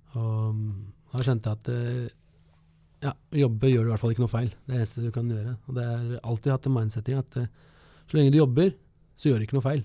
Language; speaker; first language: Norwegian; early bilingual, other home language; Kurdish